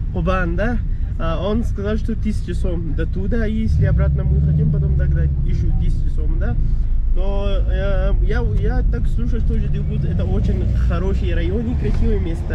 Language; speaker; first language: Russian; non-native, learner; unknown